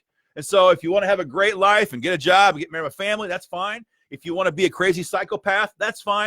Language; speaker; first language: English; native; English